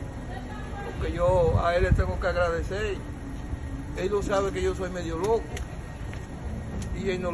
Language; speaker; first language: Spanish; native; Spanish